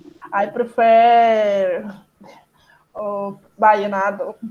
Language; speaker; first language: English; non-native, learner; Spanish